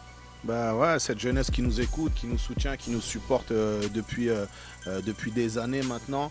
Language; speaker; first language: French; native; French